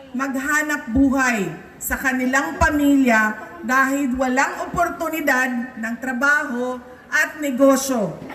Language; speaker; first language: Filipino; non-native, local second language; Cebuano